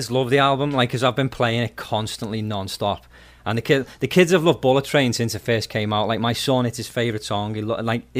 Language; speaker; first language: English; native; English